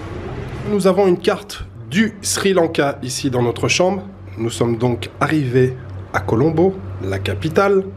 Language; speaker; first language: French; native; French